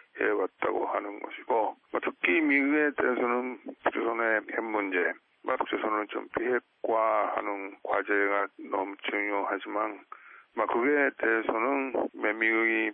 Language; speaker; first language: Korean; non-native, fluent; Japanese